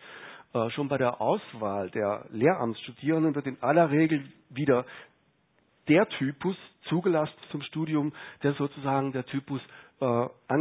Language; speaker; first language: German; native; German